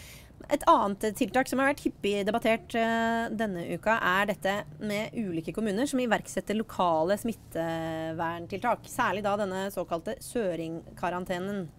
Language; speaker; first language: Norwegian; native; Norwegian